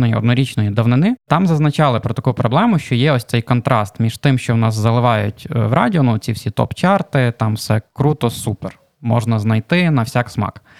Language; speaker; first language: Ukrainian; native; Ukrainian